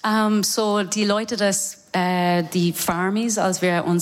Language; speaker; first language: German; non-native, learner; English